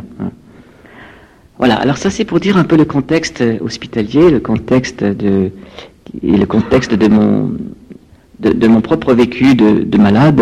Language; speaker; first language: French; native; French